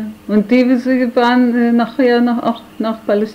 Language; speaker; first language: German; non-native, fluent; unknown